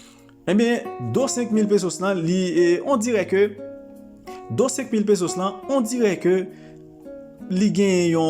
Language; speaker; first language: French; non-native, local second language; Haitian Creole